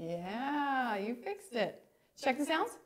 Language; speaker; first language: English; native; English